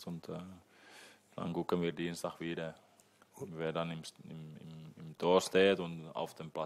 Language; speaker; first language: German; non-native, fluent; Finnish